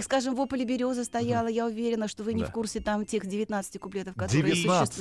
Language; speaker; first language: Russian; native; Russian